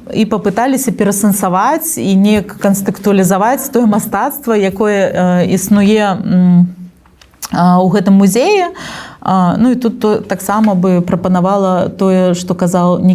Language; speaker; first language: Belarusian; non-native, local second language; Russian